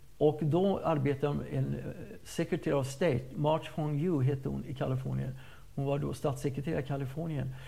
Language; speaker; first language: Swedish; native; Swedish